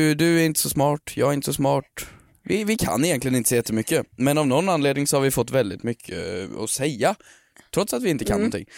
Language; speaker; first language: Swedish; native; Swedish